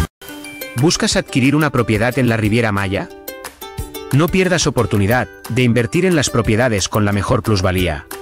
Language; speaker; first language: Spanish; native; Spanish